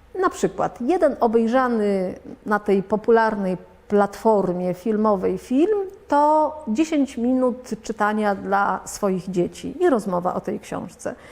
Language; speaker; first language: Polish; native; Polish